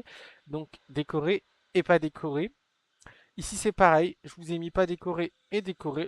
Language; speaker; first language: French; native; French